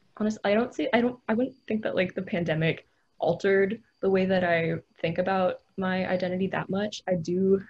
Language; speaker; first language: English; native; English